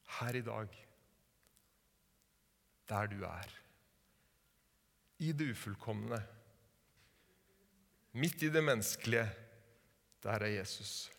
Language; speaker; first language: Norwegian; native; Norwegian